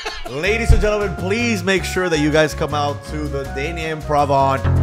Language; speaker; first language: English; early bilingual, other home language; Spanish